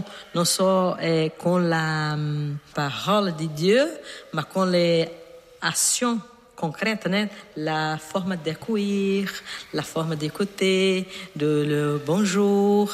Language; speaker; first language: French; non-native, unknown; Portuguese